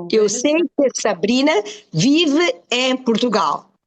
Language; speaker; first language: Portuguese; non-native, fluent; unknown